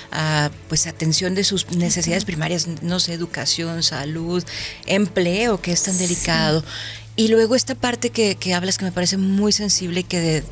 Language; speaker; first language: Spanish; native; Spanish